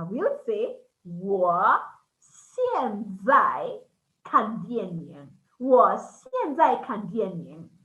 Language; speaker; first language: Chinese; non-native, fluent; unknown